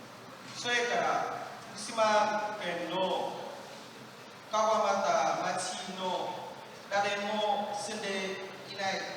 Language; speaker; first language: Japanese; non-native, learner; Vietnamese